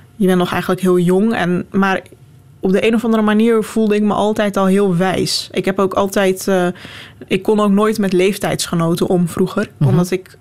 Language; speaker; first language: Dutch; non-native, local second language; Turkish